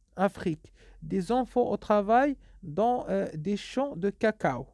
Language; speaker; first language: French; non-native, local second language; Arabic